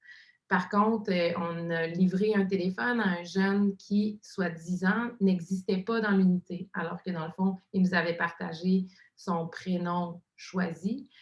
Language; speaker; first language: French; native; French